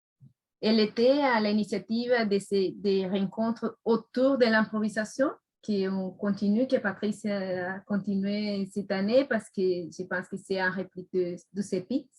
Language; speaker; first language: French; non-native, fluent; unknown